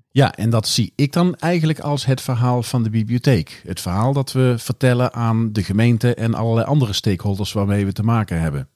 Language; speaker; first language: Dutch; native; Dutch